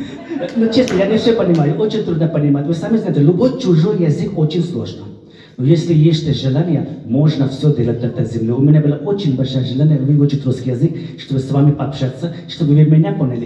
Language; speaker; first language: Russian; non-native, fluent; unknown